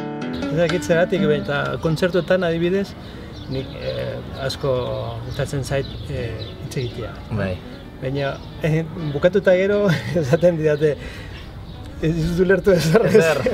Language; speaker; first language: Basque; non-native, learner; Spanish